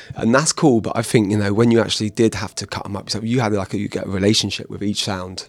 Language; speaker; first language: English; native; English